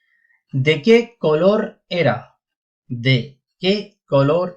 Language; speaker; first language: Spanish; non-native, fluent; Urdu